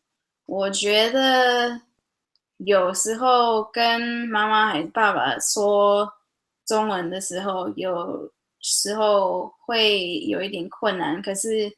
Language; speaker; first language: Chinese; early bilingual, heritage; English